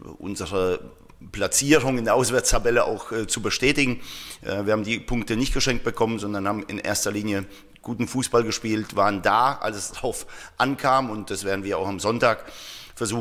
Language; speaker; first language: German; native; German